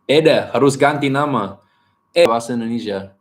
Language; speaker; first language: Indonesian; non-native, learner; English